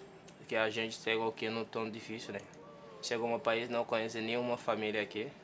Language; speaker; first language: Portuguese; non-native, learner; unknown